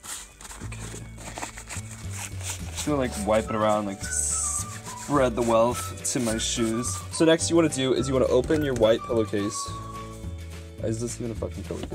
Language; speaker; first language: English; native; English